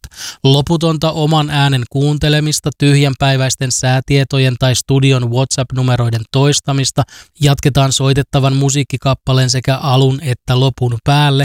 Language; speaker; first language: Finnish; native; Finnish